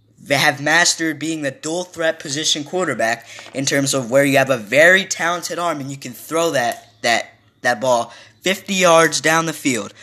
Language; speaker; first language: English; native; English